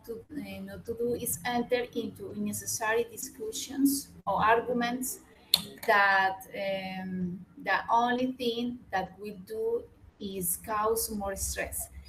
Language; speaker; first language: English; non-native, learner; Spanish